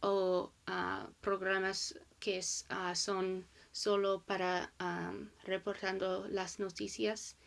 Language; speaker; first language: Spanish; non-native, learner; English